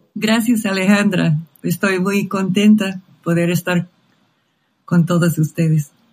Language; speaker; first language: Spanish; non-native, fluent; English